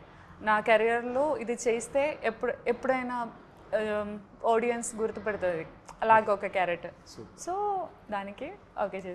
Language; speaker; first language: Telugu; non-native, learner; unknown